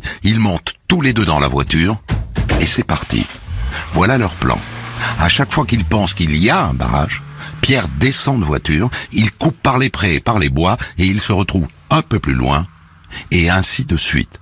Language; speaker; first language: French; native; French